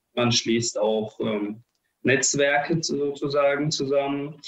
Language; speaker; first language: German; early bilingual, other home language; Russian